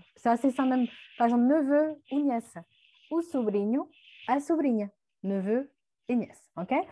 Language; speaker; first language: French; native; French